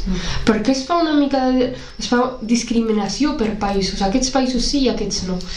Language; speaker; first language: Catalan; early bilingual, other home language; Arabic